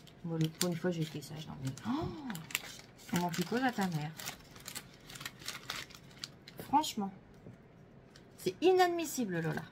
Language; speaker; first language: French; native; French